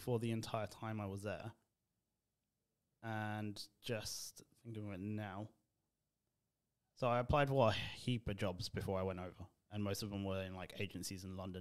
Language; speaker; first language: English; native; English